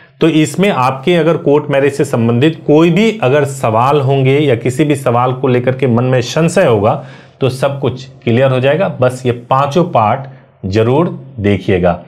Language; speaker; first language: Hindi; native; Hindi